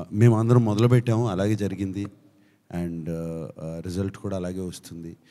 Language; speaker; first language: Telugu; native; Telugu